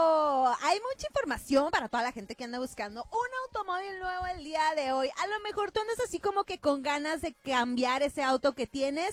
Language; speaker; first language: Spanish; native; Spanish